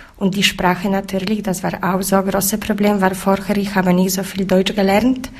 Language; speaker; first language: German; non-native, learner; Polish